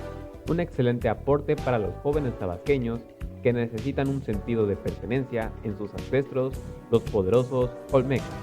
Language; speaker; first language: Spanish; native; Spanish